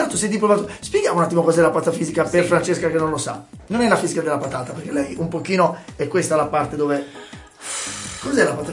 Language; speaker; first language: Italian; native; Italian